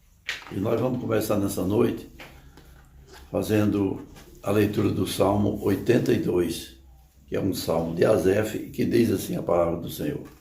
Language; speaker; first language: Portuguese; native; Portuguese